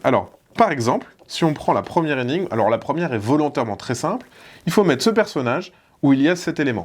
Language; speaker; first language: French; native; French